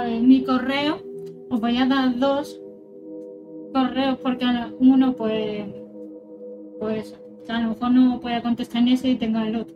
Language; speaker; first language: Spanish; early bilingual, other home language; Russian